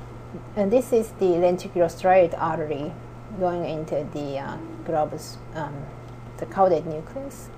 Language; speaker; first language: English; non-native, fluent; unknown